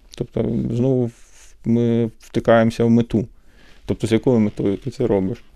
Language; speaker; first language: Ukrainian; native; Ukrainian